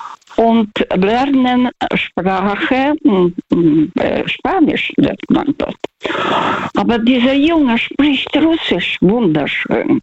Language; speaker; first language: German; non-native, fluent; Russian